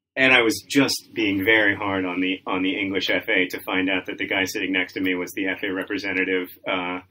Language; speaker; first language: English; native; English